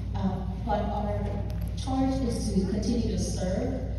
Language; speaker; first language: English; native; English